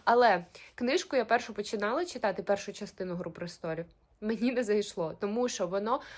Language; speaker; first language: Ukrainian; native; Ukrainian